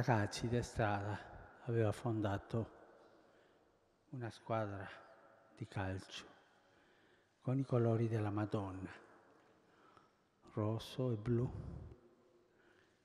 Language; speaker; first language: Italian; early bilingual, heritage; Spanish